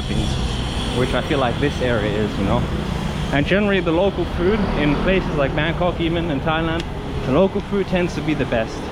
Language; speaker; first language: English; non-native, fluent; Finnish